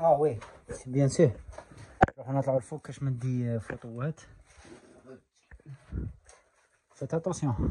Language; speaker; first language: French; non-native, local second language; Arabic